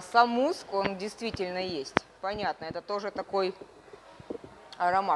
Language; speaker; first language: Russian; native; Russian